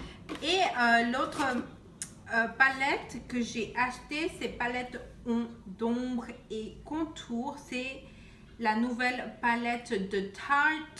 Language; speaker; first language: French; non-native, fluent; Spanish